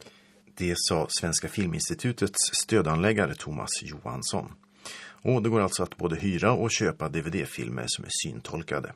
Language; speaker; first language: Swedish; native; Swedish